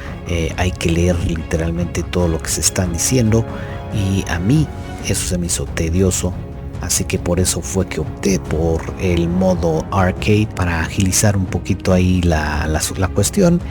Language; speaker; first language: Spanish; native; Spanish